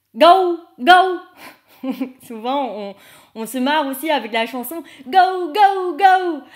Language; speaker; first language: French; non-native, fluent; Vietnamese